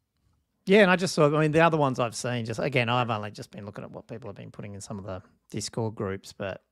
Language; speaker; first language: English; native; English